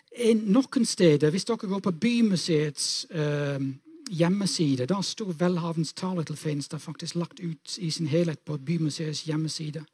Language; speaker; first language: Norwegian; non-native, fluent; English